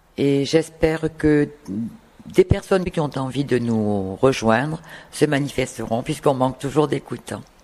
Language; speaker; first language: French; native; French